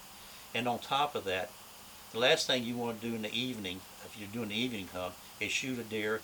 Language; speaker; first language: English; native; English